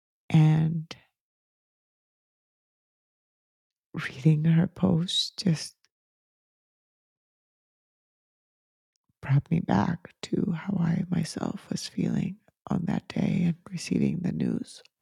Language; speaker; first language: English; early bilingual, other home language; Spanish